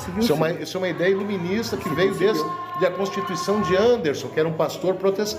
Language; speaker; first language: Portuguese; native; Portuguese